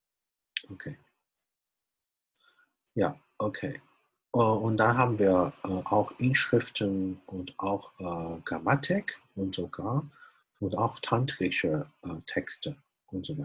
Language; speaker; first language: German; non-native, fluent; Chinese